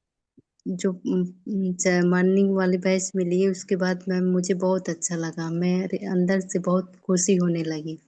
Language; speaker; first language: Hindi; native; Hindi